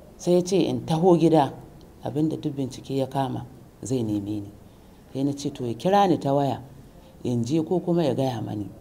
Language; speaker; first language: Hausa; native; Hausa